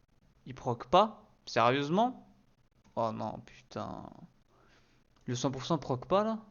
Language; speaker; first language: French; native; French